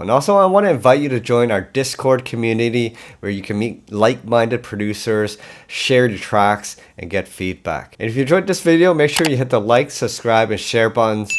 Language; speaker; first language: English; native; English